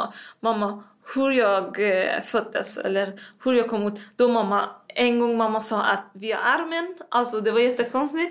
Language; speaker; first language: Swedish; non-native, fluent; Persian